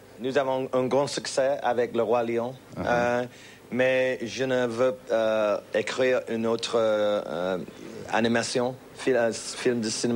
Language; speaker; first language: French; non-native, learner; English